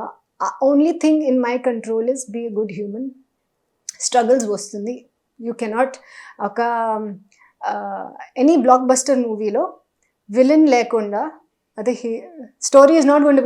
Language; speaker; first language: Telugu; non-native, learner; Hindi